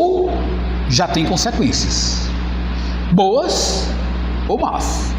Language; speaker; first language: Portuguese; native; Portuguese